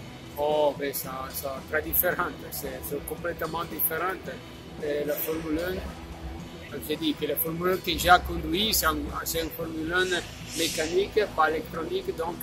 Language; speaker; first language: French; non-native, learner; Italian